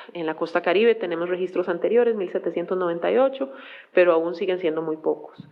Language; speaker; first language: Spanish; native; Spanish